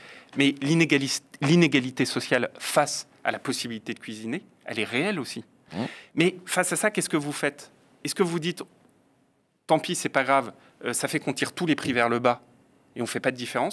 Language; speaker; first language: French; native; French